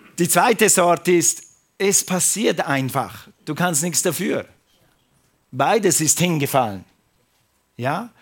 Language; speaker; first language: German; non-native, fluent; English